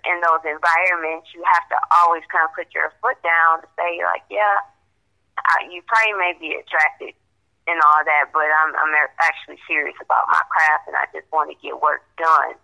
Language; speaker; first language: English; native; English